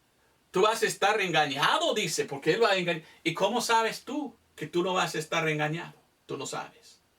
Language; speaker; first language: Spanish; non-native, fluent; English